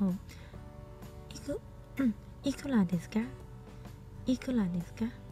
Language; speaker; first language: Japanese; non-native, fluent; Cantonese